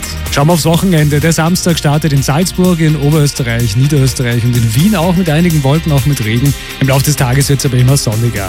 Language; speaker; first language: German; native; German